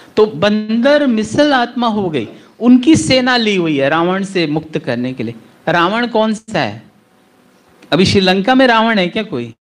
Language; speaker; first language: Hindi; native; Hindi